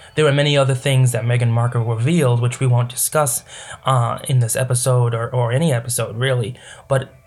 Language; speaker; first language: English; native; English